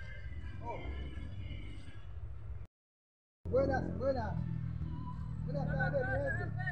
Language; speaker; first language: Spanish; non-native, learner; Haitian Creole